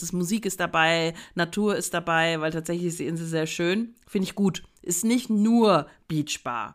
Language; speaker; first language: German; native; German